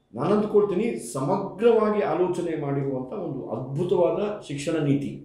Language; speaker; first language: Kannada; native; Kannada